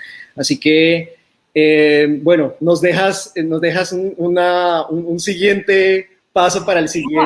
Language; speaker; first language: Spanish; native; Spanish